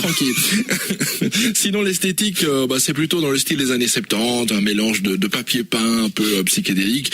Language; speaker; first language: French; native; French